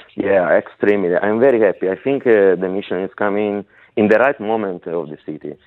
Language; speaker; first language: English; non-native, learner; Italian